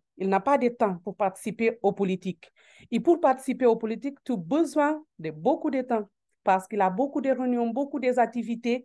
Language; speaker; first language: French; non-native, learner; Portuguese